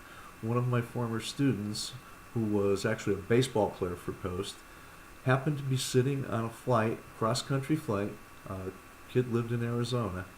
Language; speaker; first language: English; native; English